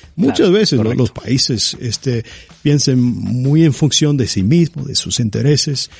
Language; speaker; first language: Spanish; non-native, fluent; English